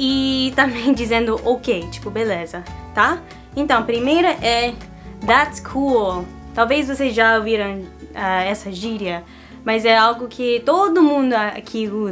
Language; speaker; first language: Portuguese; non-native, fluent; English